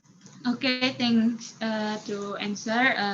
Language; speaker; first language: English; non-native, learner; Indonesian